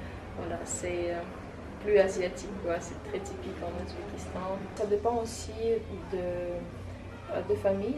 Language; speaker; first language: French; non-native, fluent; Tajik